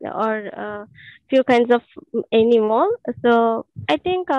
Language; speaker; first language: English; non-native, learner; Bangla